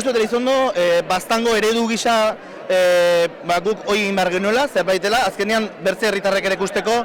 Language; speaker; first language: Basque; native; Basque